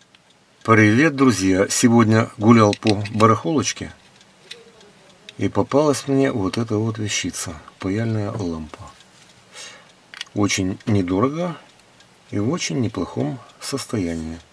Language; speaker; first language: Russian; native; Russian